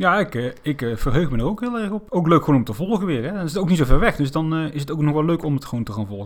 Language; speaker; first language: Dutch; native; Dutch